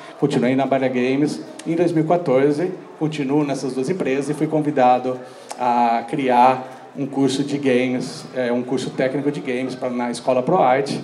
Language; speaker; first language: Portuguese; native; Portuguese